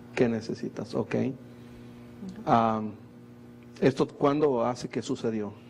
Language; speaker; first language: Spanish; native; Spanish